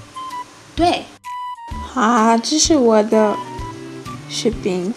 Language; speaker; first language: Chinese; non-native, learner; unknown